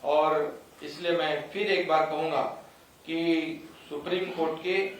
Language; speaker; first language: Hindi; non-native, local second language; Marathi